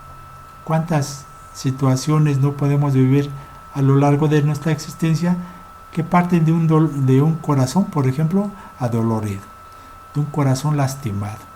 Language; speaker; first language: Spanish; native; Spanish